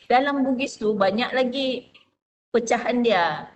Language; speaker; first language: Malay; non-native, local second language; Buginese